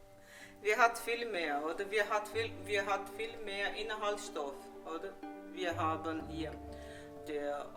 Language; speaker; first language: German; non-native, learner; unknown